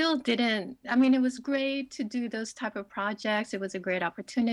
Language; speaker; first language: English; early bilingual, other home language; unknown